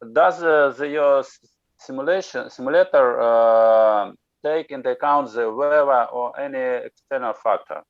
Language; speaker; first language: English; non-native, learner; Russian